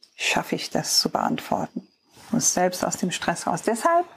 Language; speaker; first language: German; non-native, fluent; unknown